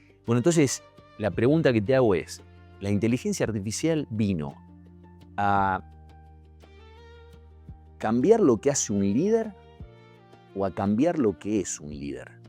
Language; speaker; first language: Spanish; native; Spanish